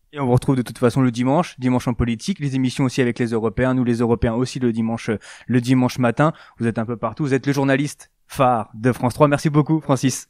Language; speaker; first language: French; native; French